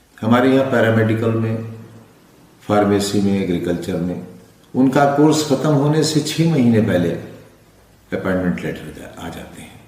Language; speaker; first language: Urdu; native; Urdu